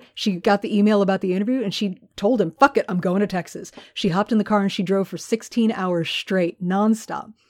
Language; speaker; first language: English; native; English